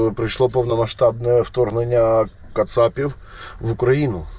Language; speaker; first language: Ukrainian; non-native, local second language; Russian